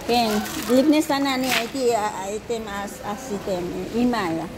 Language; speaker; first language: Hebrew; non-native, learner; Nepali